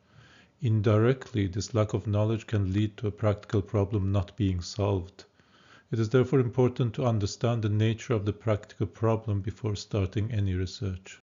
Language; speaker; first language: English; non-native, fluent; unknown